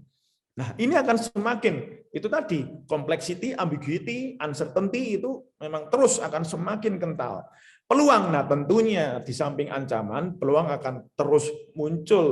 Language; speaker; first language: Indonesian; native; Indonesian